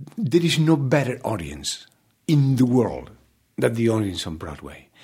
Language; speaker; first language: English; non-native, fluent; Spanish